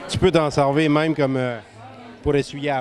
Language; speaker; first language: French; native; French